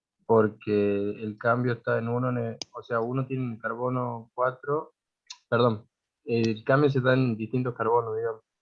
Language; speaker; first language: Spanish; native; Spanish